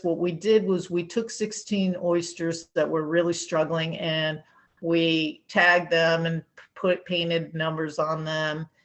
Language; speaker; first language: English; native; English